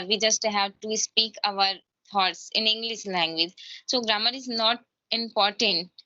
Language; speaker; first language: English; non-native, learner; Hindi